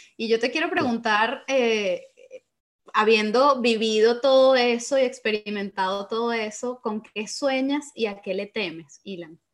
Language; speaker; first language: Spanish; native; Spanish